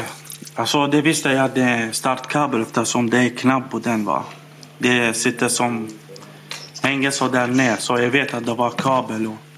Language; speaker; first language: Swedish; non-native, learner; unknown